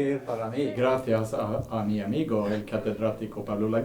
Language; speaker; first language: Spanish; non-native, fluent; Swedish